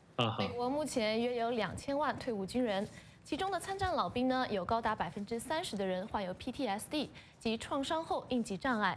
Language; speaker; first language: Chinese; native; Chinese